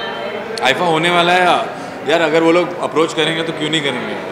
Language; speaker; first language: Hindi; native; Hindi